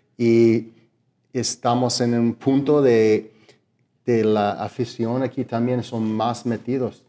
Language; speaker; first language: Spanish; non-native, learner; English